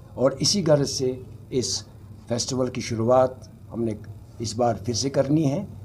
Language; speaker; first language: Urdu; non-native, local second language; Kashmiri